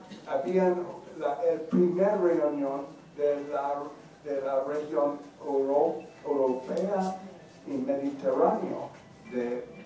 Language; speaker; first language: Spanish; non-native, learner; English